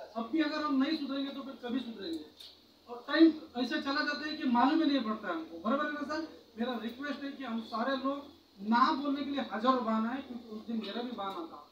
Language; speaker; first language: Hindi; non-native, local second language; Kannada